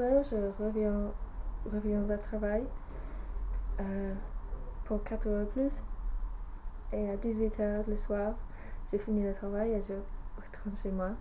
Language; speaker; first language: French; non-native, learner; English